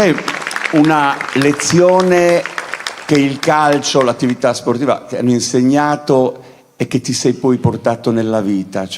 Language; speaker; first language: Italian; native; Italian